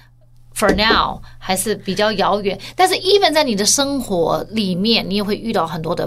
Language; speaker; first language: Chinese; early bilingual, heritage; Chinese